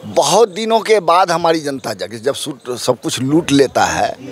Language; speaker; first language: Hindi; native; Hindi